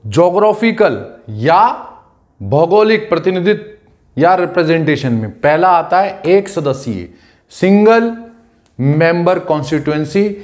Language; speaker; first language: Hindi; native; Hindi